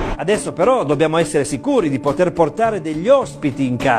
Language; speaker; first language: Italian; native; Italian